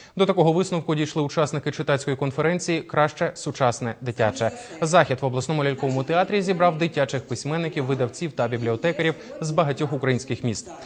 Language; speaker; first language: Ukrainian; native; Ukrainian